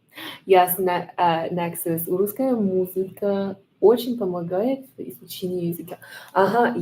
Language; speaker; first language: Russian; non-native, learner; English